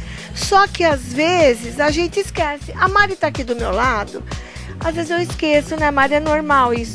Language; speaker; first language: Portuguese; native; Portuguese